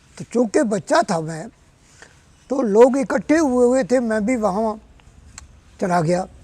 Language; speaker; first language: Urdu; non-native, local second language; Punjabi